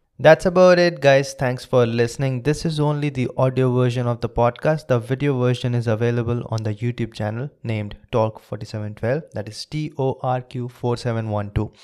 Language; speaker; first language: English; non-native, local second language; Hindi